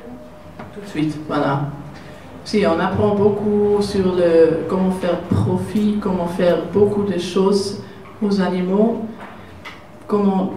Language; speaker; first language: French; non-native, learner; German